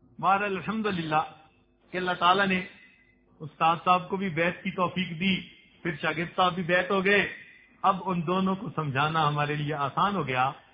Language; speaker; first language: Urdu; non-native, local second language; Punjabi